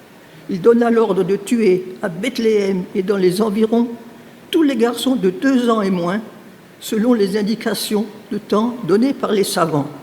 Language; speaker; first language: French; native; French